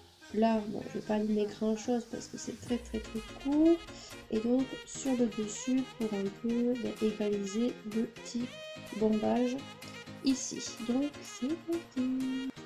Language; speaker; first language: French; native; French